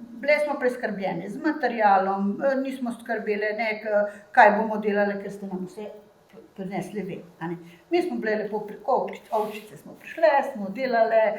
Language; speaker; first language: Slovenian; non-native, fluent; Bosnian